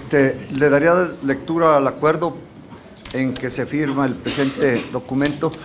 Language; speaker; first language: Spanish; native; Spanish